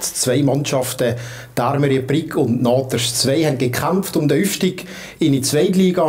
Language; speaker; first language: German; native; German